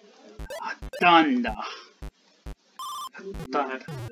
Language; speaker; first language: Japanese; non-native, learner; English